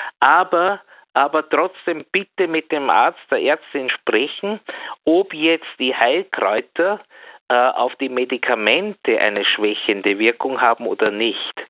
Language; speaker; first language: German; native; German